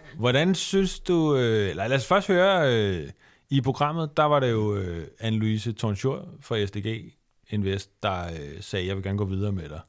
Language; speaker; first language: Danish; native; Danish